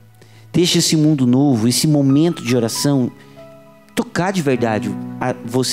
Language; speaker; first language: Portuguese; native; Portuguese